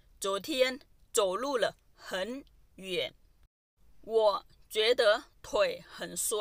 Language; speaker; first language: Chinese; non-native, fluent; Thai